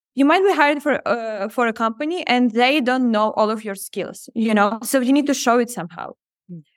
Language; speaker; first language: English; non-native, fluent; Ukrainian